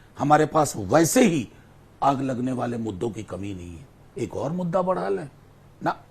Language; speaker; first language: Hindi; non-native, local second language; Maithili